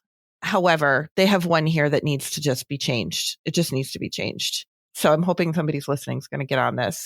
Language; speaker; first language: English; native; English